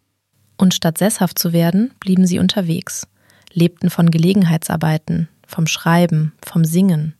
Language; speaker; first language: German; native; German